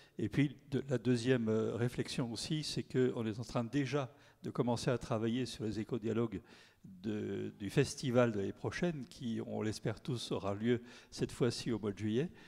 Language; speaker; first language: French; native; French